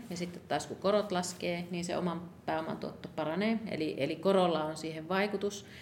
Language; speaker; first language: Finnish; native; Finnish